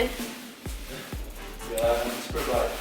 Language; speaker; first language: French; native; French